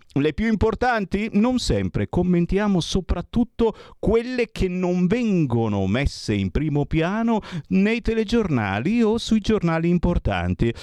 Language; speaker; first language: Italian; native; Italian